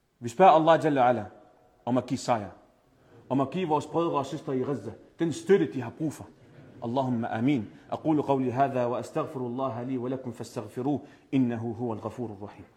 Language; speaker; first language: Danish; early bilingual, other home language; Arabic